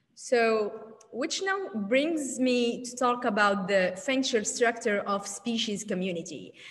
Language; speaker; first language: English; non-native, learner; Arabic